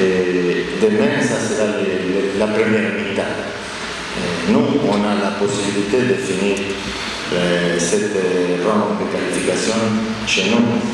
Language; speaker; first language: French; non-native, fluent; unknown